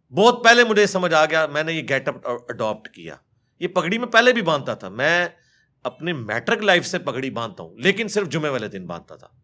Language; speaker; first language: Urdu; native; Urdu